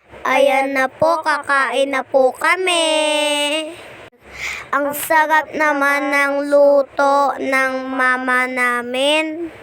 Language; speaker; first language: Filipino; native; Filipino